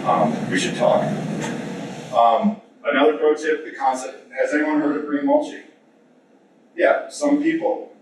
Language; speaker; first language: English; native; English